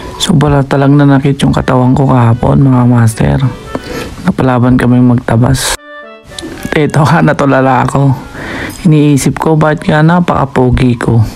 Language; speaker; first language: Filipino; native; Filipino